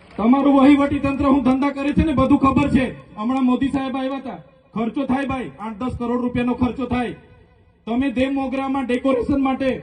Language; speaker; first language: Gujarati; non-native, local second language; Vasavi